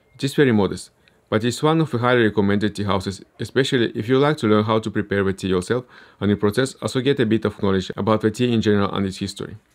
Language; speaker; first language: English; early bilingual, other home language; Estonian